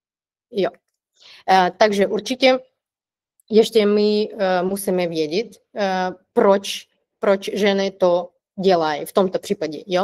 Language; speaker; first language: Czech; non-native, fluent; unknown